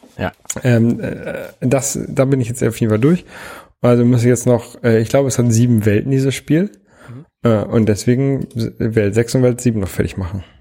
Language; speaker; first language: German; native; German